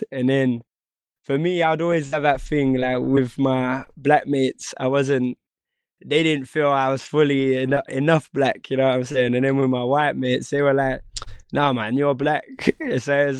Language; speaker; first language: English; native; English